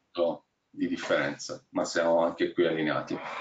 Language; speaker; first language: Italian; native; Italian